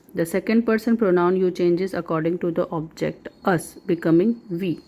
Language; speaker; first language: English; non-native, local second language; Gujarati